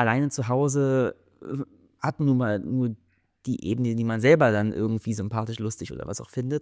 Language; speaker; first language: German; native; German